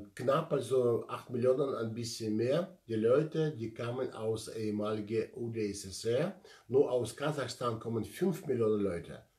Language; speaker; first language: German; non-native, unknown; Russian